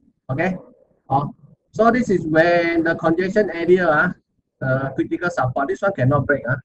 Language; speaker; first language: English; non-native, local second language; Chinese